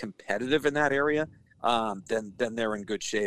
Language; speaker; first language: English; native; English